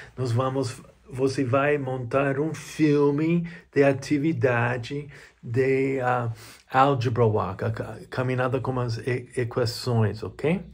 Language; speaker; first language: Portuguese; non-native, learner; English